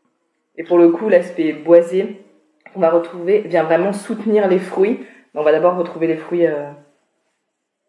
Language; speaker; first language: French; native; French